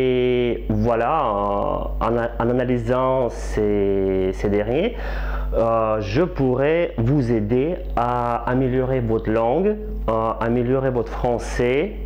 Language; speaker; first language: French; non-native, fluent; Russian